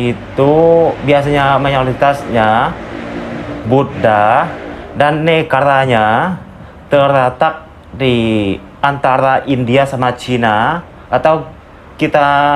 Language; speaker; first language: Indonesian; non-native, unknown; Lao